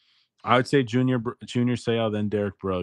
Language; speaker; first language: English; native; English